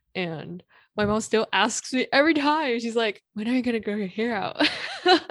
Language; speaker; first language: English; native; English